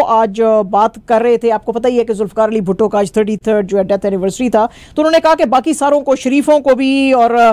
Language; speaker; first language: Urdu; native; Urdu